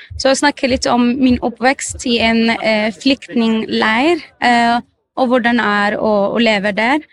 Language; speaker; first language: Norwegian; non-native, fluent; Arabic